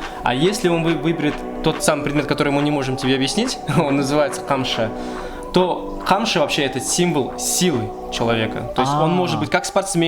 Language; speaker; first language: Russian; native; Russian